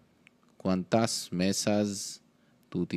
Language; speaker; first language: Spanish; non-native, learner; Hindi